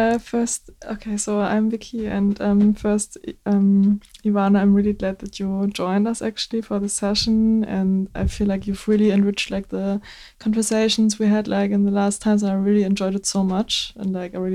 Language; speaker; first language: English; non-native, fluent; German